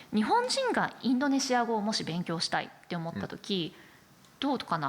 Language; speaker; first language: Japanese; native; Japanese